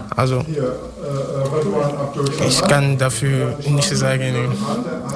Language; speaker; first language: German; non-native, fluent; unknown